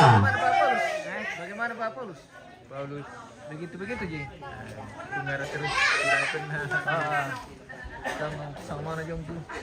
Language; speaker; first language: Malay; non-native, local second language; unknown